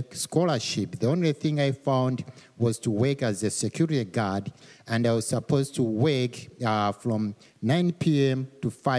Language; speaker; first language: English; non-native, local second language; Nyanja